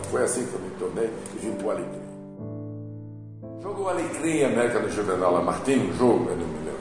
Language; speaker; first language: Portuguese; native; Portuguese